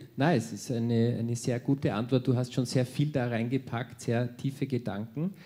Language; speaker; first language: German; native; German